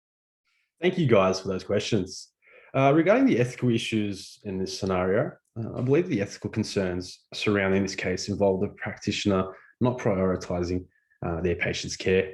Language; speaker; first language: English; native; English